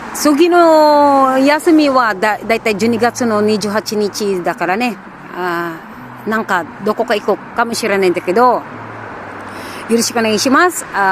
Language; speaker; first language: Japanese; non-native, learner; Filipino